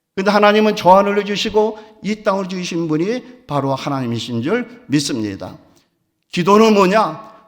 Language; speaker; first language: Korean; native; Korean